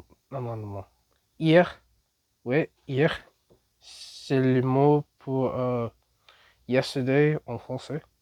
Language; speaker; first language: French; non-native, learner; English